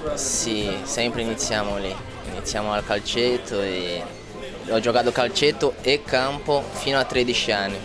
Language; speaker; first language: Italian; non-native, fluent; Portuguese